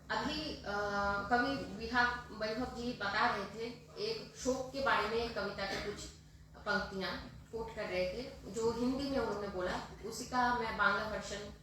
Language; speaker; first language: Hindi; non-native, local second language; Bangla